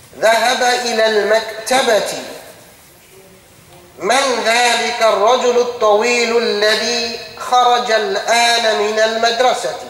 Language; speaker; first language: Arabic; non-native, fluent; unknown